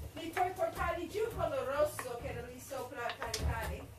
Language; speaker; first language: Italian; non-native, fluent; English